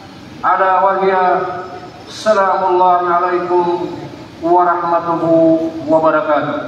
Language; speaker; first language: Arabic; non-native, fluent; Maranao